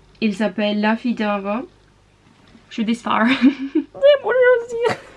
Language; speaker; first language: French; non-native, learner; Norwegian